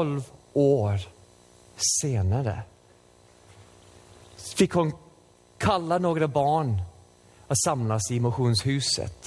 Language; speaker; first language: Swedish; non-native, fluent; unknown